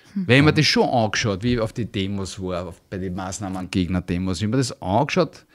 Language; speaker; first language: German; native; German